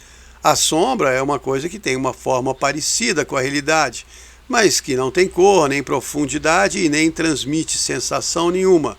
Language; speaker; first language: Portuguese; native; Portuguese